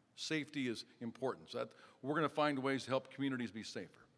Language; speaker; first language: English; native; English